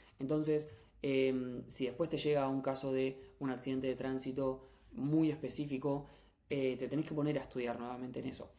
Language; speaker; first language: Spanish; native; Spanish